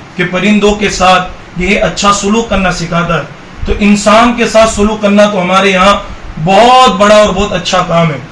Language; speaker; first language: Urdu; non-native, local second language; Gujarati